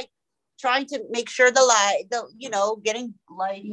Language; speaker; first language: English; early bilingual, other home language; Persian